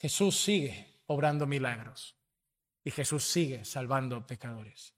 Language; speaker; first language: Spanish; native; Spanish